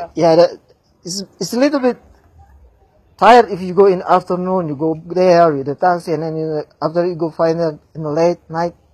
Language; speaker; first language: English; non-native, learner; Indonesian